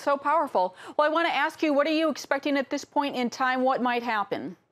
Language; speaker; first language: English; native; English